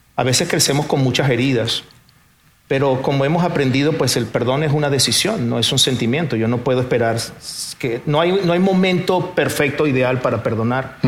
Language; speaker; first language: Spanish; early bilingual, other home language; Portuguese